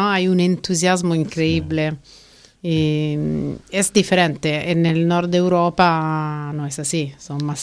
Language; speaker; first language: Spanish; non-native, fluent; Italian